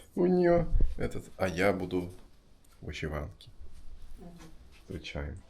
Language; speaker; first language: Russian; non-native, learner; Turkish